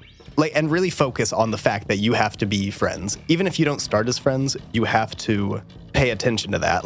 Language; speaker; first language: English; native; English